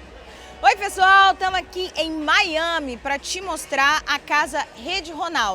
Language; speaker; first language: Portuguese; native; Portuguese